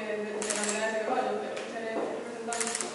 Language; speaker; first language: Spanish; native; Spanish